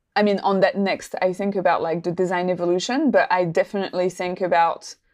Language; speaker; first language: English; non-native, fluent; French